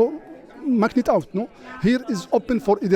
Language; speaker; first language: Dutch; non-native, learner; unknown